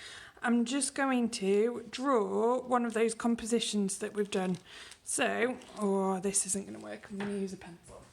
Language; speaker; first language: English; native; English